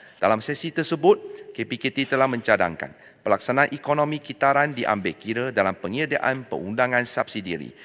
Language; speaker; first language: Malay; non-native, local second language; Chinese